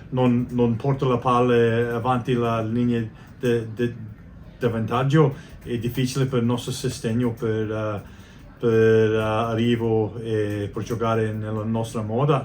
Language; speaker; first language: Italian; non-native, learner; English